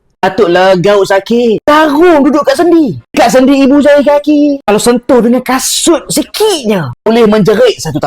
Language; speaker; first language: Malay; native; Malay